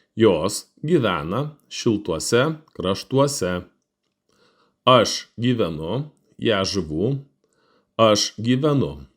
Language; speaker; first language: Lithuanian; non-native, fluent; Russian